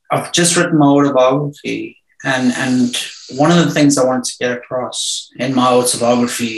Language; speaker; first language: English; native; English